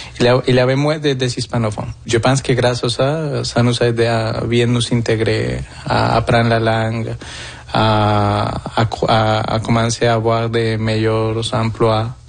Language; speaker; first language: French; non-native, fluent; Spanish